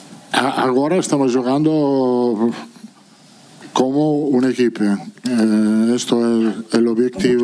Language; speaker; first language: Portuguese; non-native, learner; Italian